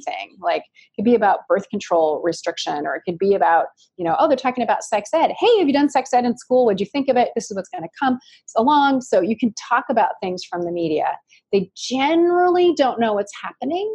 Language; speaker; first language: English; native; English